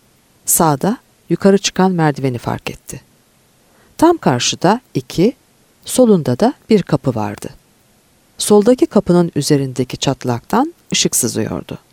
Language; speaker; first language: Turkish; native; Turkish